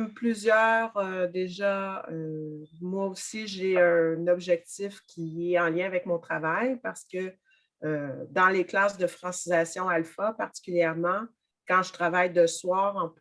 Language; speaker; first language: French; native; French